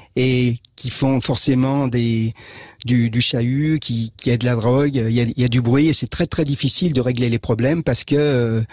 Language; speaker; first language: French; native; French